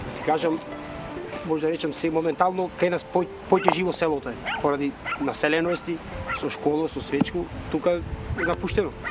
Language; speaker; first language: Macedonian; early bilingual, heritage; Macedonian